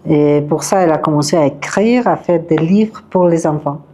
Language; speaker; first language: French; non-native, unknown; Spanish